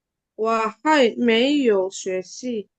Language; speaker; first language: Chinese; non-native, learner; Indonesian